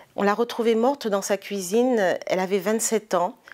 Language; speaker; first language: French; native; French